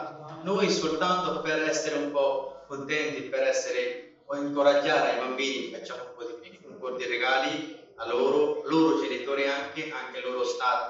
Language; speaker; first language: Italian; non-native, fluent; Bangla